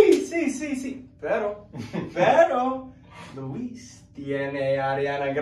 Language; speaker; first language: Spanish; non-native, learner; English